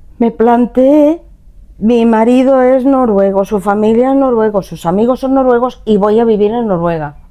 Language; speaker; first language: Spanish; native; Spanish